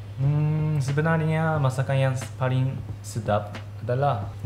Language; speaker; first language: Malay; non-native, fluent; Japanese